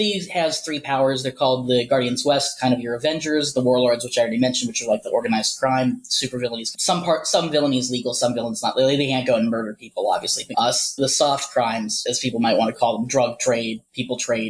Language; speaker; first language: English; native; English